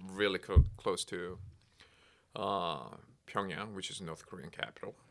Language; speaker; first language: English; non-native, fluent; Korean